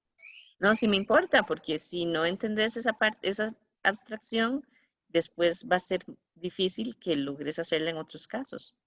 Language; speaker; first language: Spanish; native; Spanish